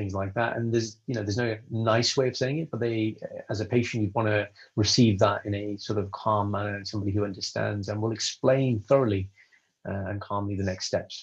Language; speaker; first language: English; native; English